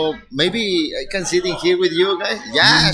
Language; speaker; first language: English; non-native, fluent; Spanish